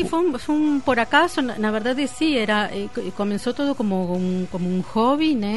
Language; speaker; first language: Portuguese; non-native, fluent; Spanish